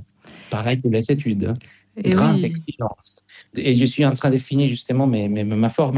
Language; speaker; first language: French; non-native, fluent; Spanish